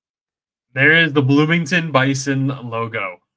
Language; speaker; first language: English; native; English